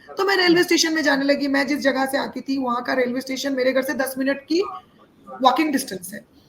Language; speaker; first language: Hindi; non-native, local second language; Bangla